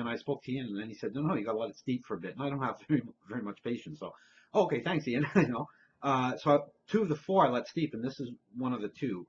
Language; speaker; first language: English; native; English